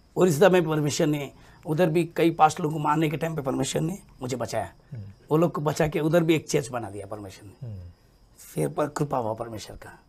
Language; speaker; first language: Hindi; native; Hindi